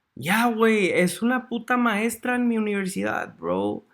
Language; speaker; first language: Spanish; early bilingual, heritage; Spanish